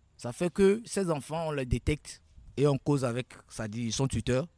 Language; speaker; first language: French; non-native, local second language; Ewe